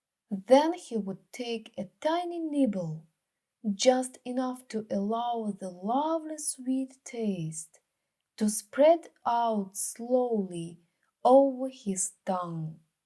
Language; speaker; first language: English; non-native, fluent; Ukrainian